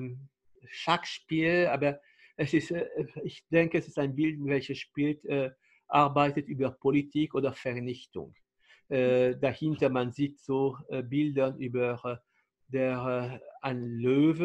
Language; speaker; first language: German; non-native, fluent; French